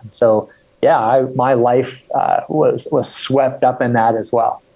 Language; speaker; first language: English; native; English